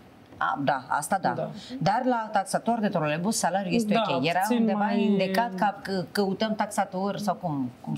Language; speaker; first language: Romanian; native; Romanian